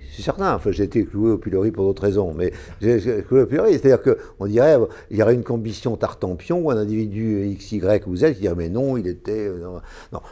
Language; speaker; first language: French; native; French